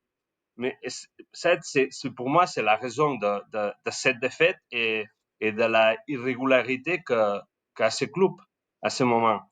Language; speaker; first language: French; non-native, learner; Spanish